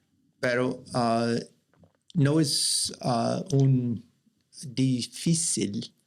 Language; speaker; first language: Spanish; non-native, learner; English